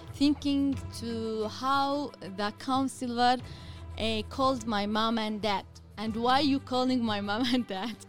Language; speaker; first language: English; non-native, learner; Arabic